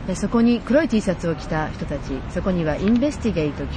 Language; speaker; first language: Japanese; native; Japanese